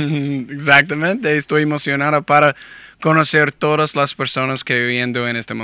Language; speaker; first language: Spanish; non-native, learner; English